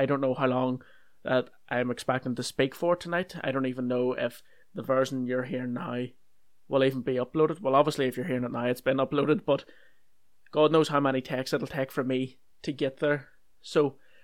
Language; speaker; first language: English; native; English